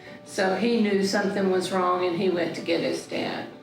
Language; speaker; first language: English; native; English